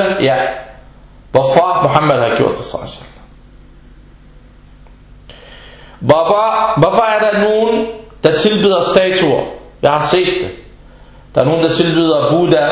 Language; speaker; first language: Danish; non-native, fluent; Arabic